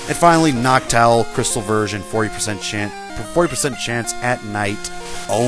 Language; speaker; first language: English; native; English